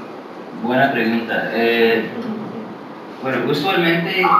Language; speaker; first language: Spanish; early bilingual, heritage; English